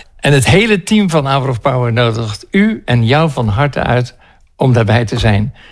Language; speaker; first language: Dutch; native; Dutch